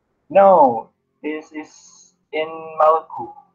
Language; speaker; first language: English; non-native, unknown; Indonesian